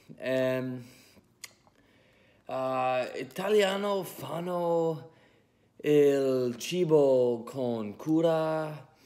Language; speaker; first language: Italian; early bilingual, heritage; English